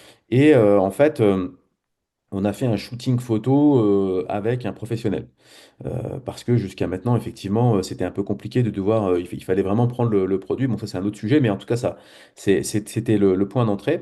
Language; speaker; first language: French; native; French